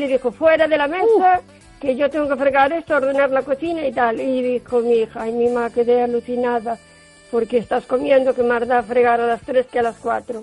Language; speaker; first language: Spanish; native; Spanish